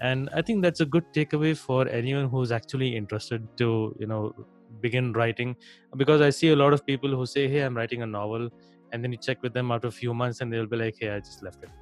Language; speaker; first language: English; non-native, local second language; Hindi